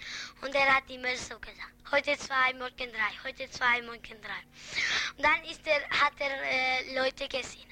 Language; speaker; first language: German; early bilingual, other home language; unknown